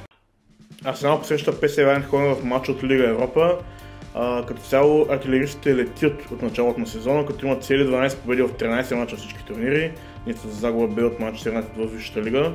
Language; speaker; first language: Bulgarian; native; Bulgarian